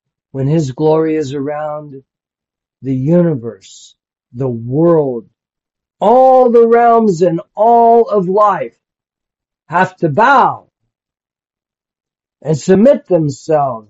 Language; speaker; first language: English; native; English